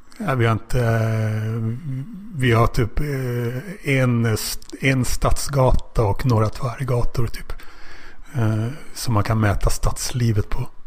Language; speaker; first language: Swedish; native; Swedish